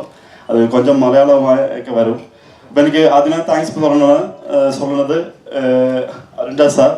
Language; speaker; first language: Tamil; non-native, learner; Malayalam